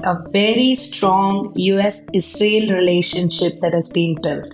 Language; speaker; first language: English; non-native, local second language; Tamil